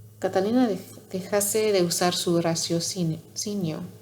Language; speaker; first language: Spanish; non-native, learner; English